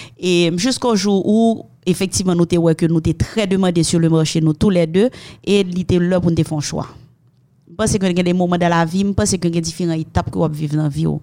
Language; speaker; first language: French; non-native, local second language; Haitian Creole